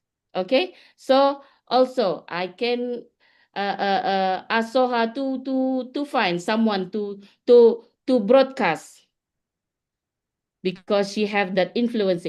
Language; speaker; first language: English; non-native, fluent; Indonesian